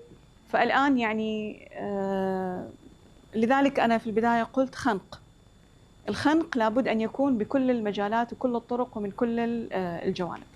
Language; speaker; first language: Arabic; native; Arabic